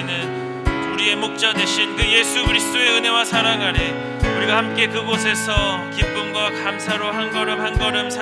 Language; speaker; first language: Korean; native; Korean